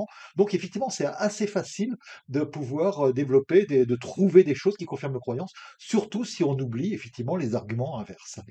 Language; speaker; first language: French; native; French